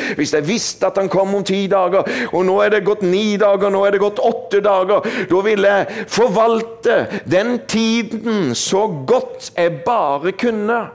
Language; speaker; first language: Norwegian; native; Norwegian